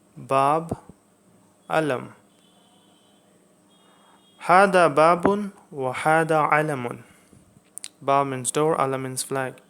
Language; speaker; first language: Arabic; non-native, fluent; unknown